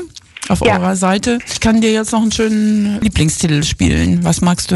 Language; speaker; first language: German; native; German